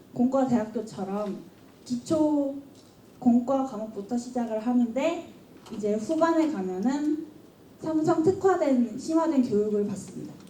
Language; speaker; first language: Korean; native; Korean